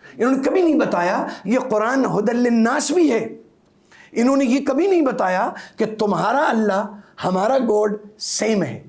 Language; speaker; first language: Urdu; native; Urdu